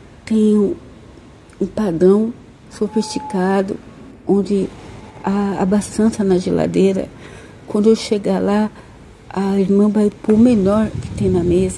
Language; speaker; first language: Portuguese; native; Portuguese